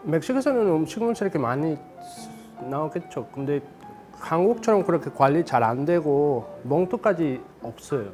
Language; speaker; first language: Korean; non-native, fluent; Spanish